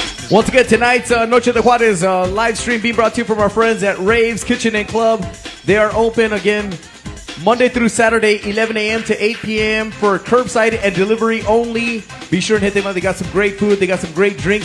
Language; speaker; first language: English; early bilingual, other home language; Spanish